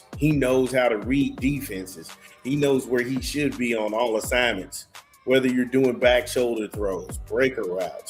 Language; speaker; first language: English; native; English